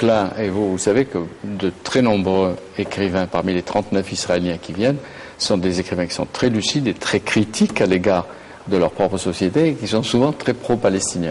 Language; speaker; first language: French; native; French